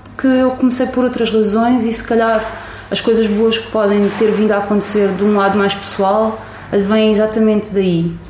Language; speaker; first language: Portuguese; native; Portuguese